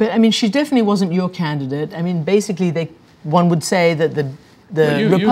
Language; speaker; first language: English; native; English